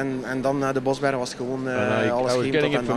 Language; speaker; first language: Dutch; native; Dutch